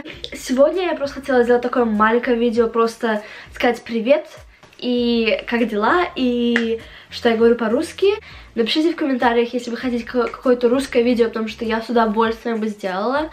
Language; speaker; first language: Russian; early bilingual, heritage; Russian